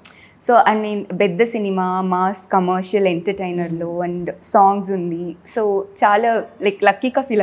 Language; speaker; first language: Telugu; non-native, learner; Tamil